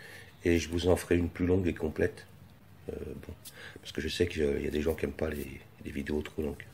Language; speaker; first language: French; native; French